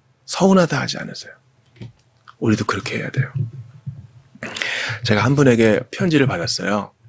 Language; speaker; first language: Korean; native; Korean